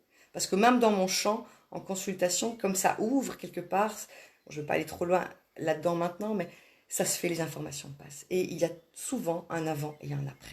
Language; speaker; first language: French; native; French